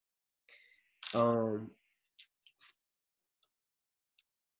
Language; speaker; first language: English; native; English